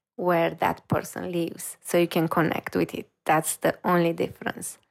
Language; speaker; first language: English; non-native, fluent; Romanian